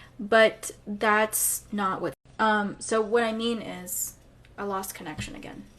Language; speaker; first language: English; native; English